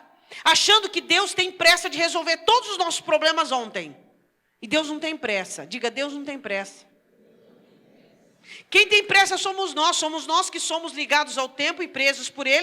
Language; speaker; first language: Portuguese; native; Portuguese